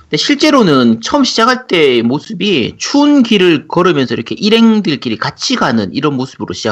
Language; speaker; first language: Korean; native; Korean